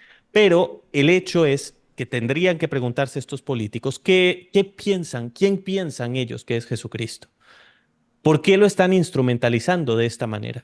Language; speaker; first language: Spanish; native; Spanish